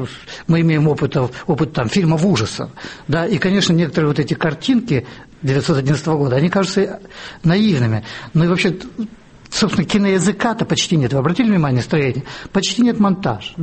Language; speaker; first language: Russian; native; Russian